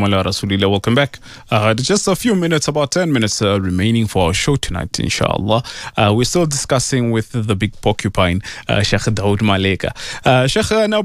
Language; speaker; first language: English; non-native, local second language; Tswana